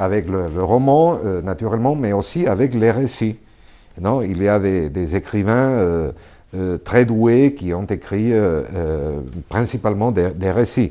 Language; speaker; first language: French; non-native, fluent; Spanish